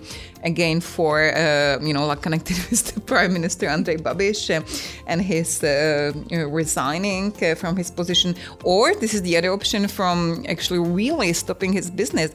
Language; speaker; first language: English; non-native, fluent; Czech